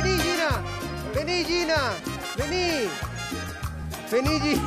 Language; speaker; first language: Spanish; native; Spanish